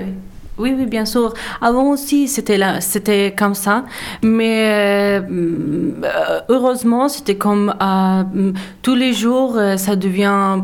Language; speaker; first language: French; non-native, learner; Persian